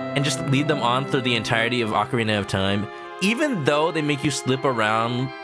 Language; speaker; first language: English; native; English